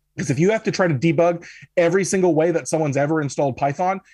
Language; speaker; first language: English; native; English